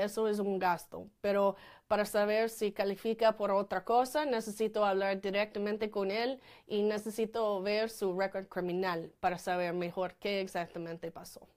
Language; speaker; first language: Spanish; non-native, fluent; English